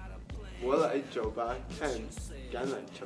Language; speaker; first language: Chinese; non-native, learner; English